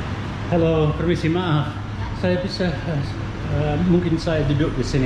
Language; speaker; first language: Indonesian; non-native, learner; English